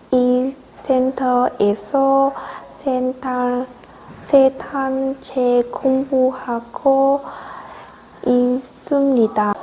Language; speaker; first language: Korean; non-native, learner; Vietnamese